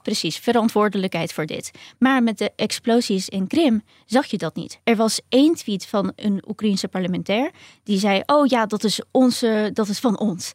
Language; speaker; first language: Dutch; early bilingual, other home language; Ukrainian